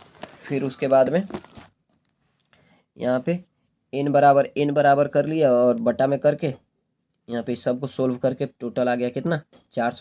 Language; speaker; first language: Hindi; native; Hindi